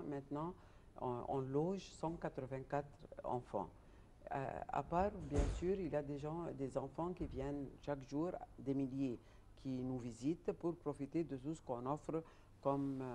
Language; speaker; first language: French; non-native, fluent; Arabic